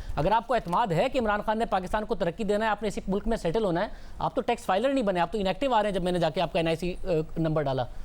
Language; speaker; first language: Urdu; native; Urdu